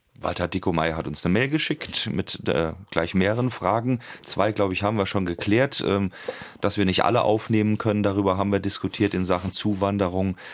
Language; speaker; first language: German; native; German